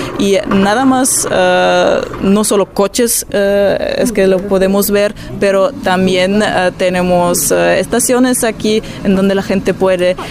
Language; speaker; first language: Spanish; non-native, fluent; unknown